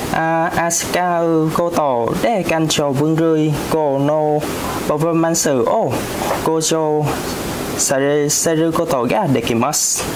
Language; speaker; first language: Japanese; non-native, learner; Vietnamese